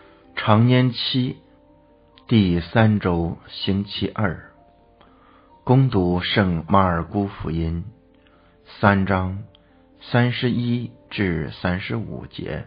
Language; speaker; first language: Chinese; native; Chinese